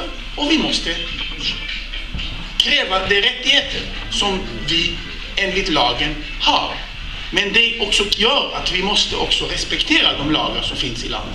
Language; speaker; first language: Swedish; non-native, fluent; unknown